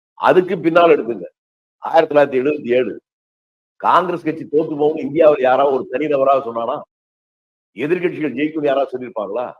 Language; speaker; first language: Tamil; native; Tamil